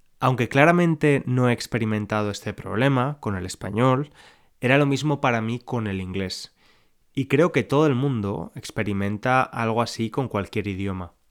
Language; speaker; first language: Spanish; native; Spanish